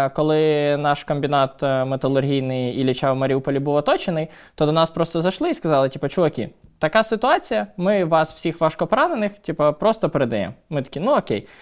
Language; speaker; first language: Ukrainian; non-native, local second language; Russian